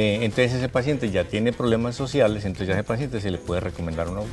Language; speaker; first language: Spanish; native; Spanish